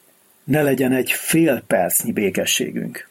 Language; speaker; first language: Hungarian; native; Hungarian